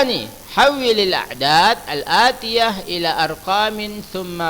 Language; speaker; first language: Arabic; non-native, fluent; Indonesian